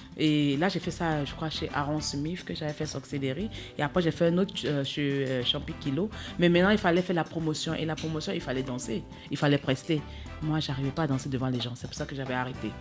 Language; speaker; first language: French; native; French